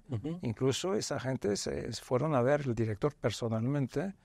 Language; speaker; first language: Spanish; non-native, fluent; Arabic